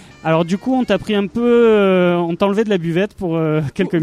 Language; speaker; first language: French; native; French